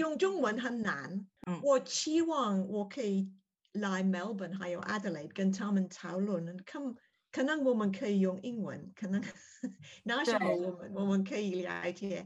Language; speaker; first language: Chinese; non-native, learner; English